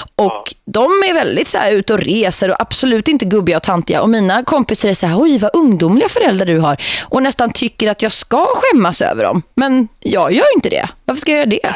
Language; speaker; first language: Swedish; native; Swedish